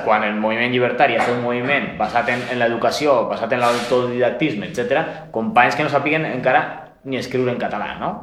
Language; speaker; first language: Catalan; native; Catalan